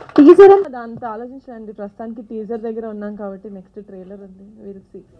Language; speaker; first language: Telugu; native; Telugu